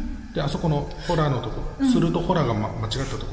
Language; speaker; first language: Japanese; native; Japanese